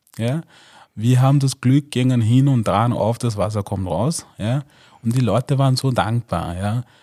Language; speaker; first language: German; non-native, fluent; Mossi